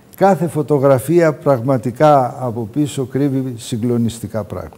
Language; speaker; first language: Greek; native; Greek